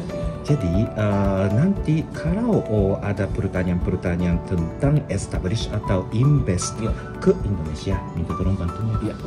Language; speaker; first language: Indonesian; non-native, learner; Japanese